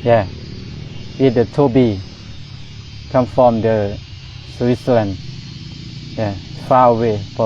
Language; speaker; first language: English; non-native, learner; Thai